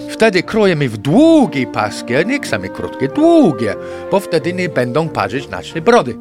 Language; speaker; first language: Polish; non-native, fluent; English